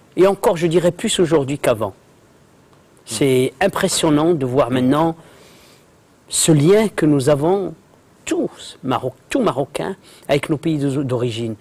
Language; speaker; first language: French; non-native, local second language; Arabic